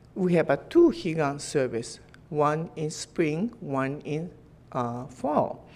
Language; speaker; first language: English; non-native, fluent; Japanese